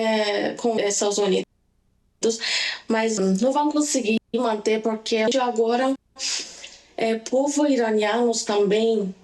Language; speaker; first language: Portuguese; non-native, learner; Persian